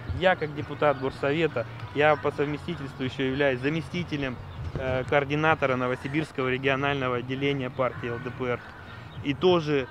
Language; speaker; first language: Russian; native; Russian